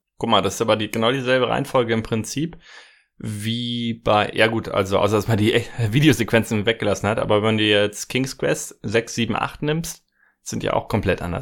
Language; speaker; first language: German; native; German